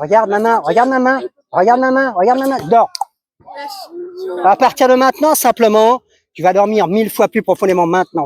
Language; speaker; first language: French; native; French